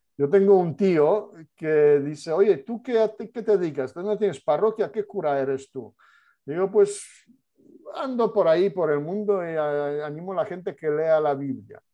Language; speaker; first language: Spanish; non-native, fluent; Polish